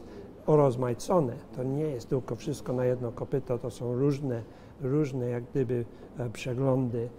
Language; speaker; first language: Polish; early bilingual, heritage; Polish